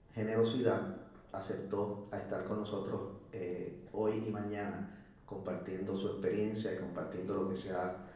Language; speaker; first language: Spanish; native; Spanish